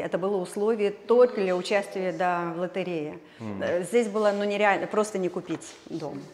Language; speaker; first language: Russian; native; Russian